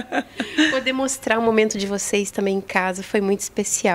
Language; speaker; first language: Portuguese; native; Portuguese